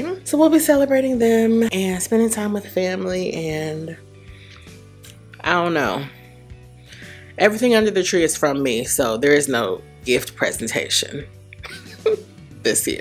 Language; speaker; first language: English; native; English